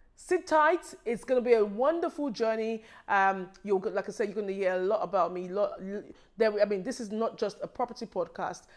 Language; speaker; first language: English; non-native, local second language; Yoruba